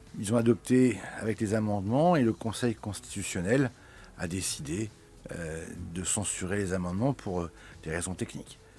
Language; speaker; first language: French; native; French